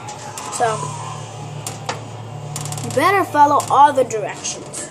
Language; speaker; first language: English; native; English